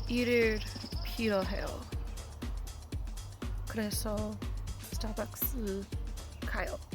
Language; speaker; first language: Korean; non-native, learner; English